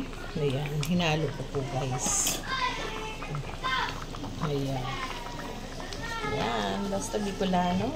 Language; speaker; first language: Filipino; non-native, local second language; Bikol